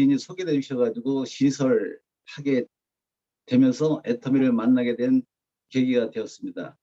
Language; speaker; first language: Korean; native; Korean